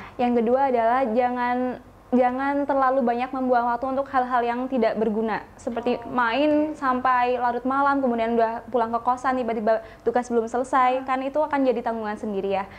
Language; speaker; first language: Indonesian; native; Indonesian